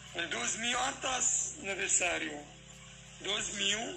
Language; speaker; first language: Portuguese; non-native, fluent; Arabic